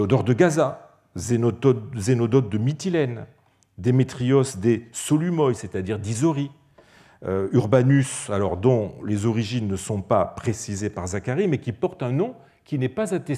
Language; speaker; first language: French; native; French